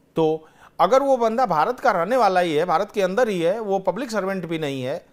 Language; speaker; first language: Hindi; native; Hindi